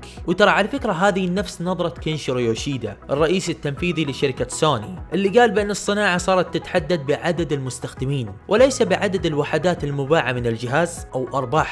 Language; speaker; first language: Arabic; native; Arabic